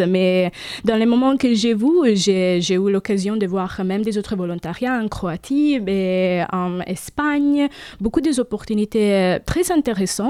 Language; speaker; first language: French; non-native, fluent; Italian